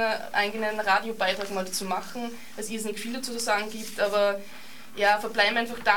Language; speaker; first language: German; native; German